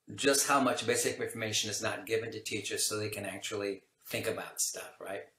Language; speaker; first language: English; native; English